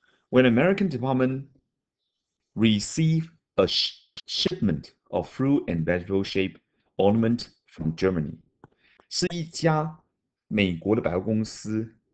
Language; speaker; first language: English; non-native, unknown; Chinese